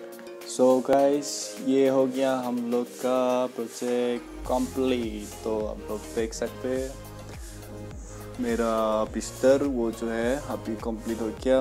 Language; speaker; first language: Hindi; non-native, local second language; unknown